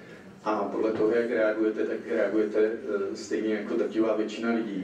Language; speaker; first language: Czech; native; Czech